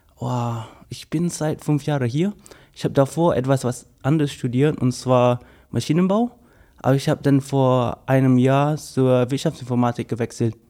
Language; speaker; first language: German; non-native, fluent; English